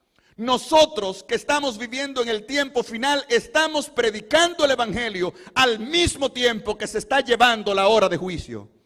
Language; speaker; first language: Spanish; native; Spanish